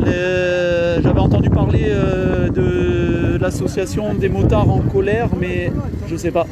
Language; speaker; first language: French; native; French